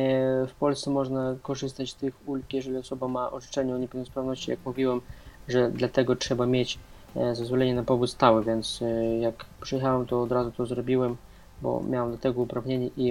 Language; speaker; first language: Polish; non-native, fluent; Russian